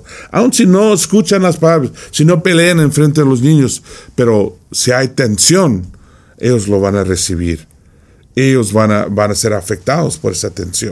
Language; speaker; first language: Spanish; non-native, fluent; English